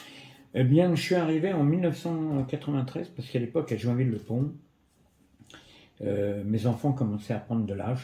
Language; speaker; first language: French; native; French